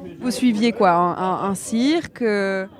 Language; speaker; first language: French; native; French